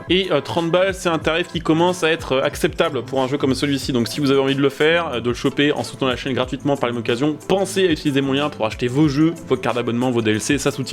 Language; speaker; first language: French; native; French